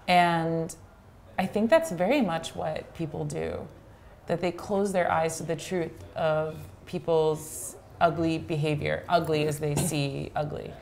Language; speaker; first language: English; native; English